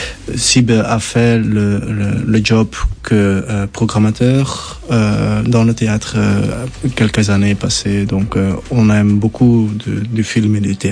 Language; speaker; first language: French; non-native, local second language; Dutch